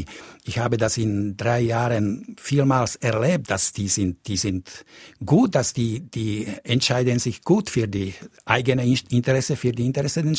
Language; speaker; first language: German; non-native, fluent; Slovak